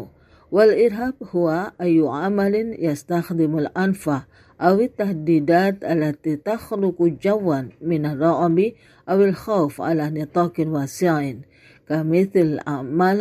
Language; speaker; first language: Arabic; non-native, fluent; Indonesian